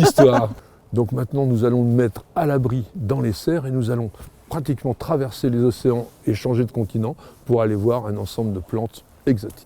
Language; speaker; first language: French; native; French